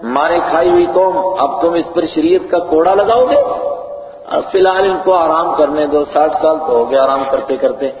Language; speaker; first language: Urdu; non-native, local second language; Kashmiri